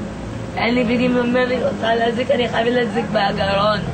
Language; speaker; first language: Hebrew; non-native, fluent; English